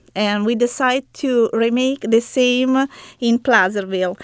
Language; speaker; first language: English; non-native, learner; Italian